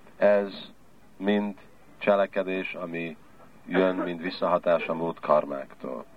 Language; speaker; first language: Hungarian; early bilingual, heritage; Hungarian